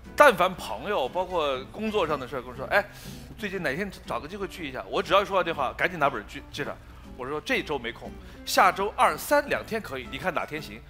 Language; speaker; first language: Chinese; native; Chinese